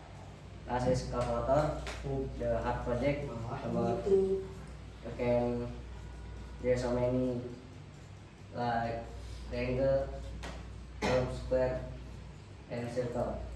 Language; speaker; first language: English; non-native, learner; Indonesian